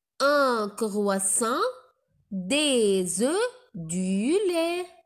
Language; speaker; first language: French; non-native, local second language; Arabic